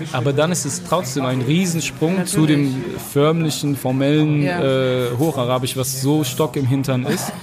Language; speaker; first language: German; early bilingual, other home language; Arabic